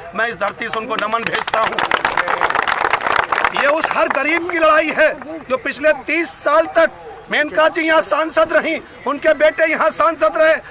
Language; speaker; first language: Hindi; native; Hindi